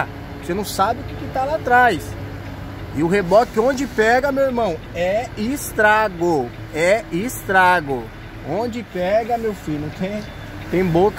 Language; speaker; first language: Portuguese; native; Portuguese